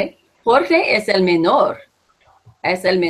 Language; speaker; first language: Spanish; non-native, fluent; English